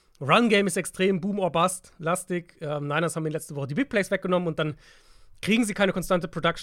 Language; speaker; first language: German; native; German